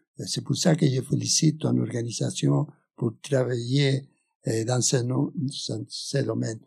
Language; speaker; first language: French; non-native, fluent; Spanish